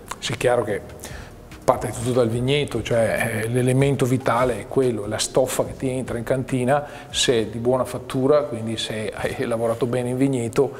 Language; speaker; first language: Italian; native; Italian